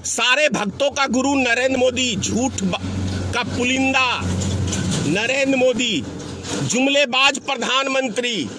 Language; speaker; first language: Hindi; native; Hindi